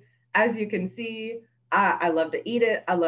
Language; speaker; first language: English; native; English